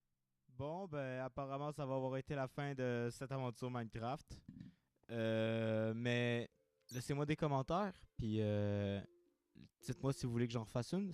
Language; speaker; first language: French; native; French